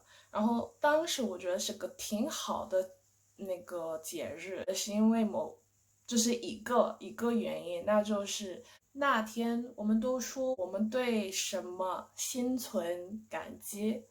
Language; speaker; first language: Chinese; non-native, fluent; English